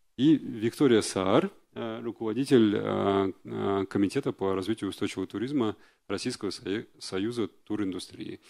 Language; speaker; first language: Russian; native; Russian